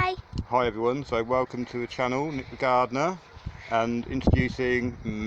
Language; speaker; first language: English; native; English